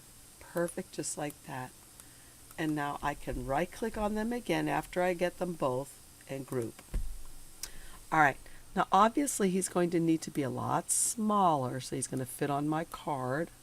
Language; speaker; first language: English; native; English